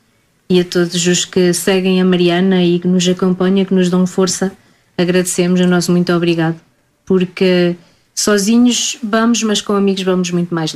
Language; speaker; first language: Portuguese; native; Portuguese